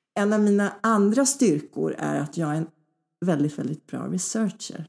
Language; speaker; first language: Swedish; early bilingual, other home language; Polish